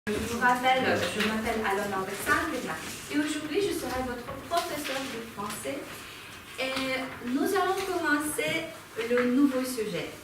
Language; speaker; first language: French; non-native, fluent; Ukrainian